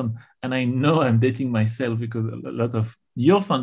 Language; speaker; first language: English; non-native, fluent; French